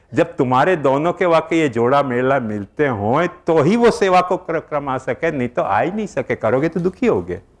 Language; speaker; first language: Hindi; native; Hindi